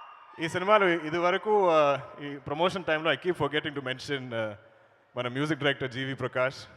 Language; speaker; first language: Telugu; non-native, learner; Malayalam